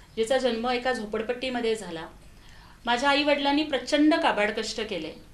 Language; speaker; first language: Marathi; non-native, local second language; Telugu